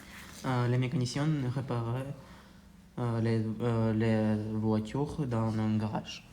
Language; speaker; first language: French; non-native, learner; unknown